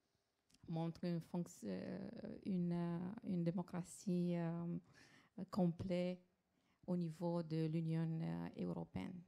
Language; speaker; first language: French; non-native, fluent; Romanian